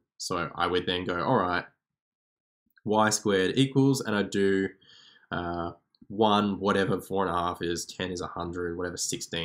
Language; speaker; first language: English; native; English